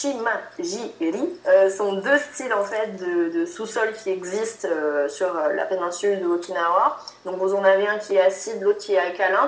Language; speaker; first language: French; native; French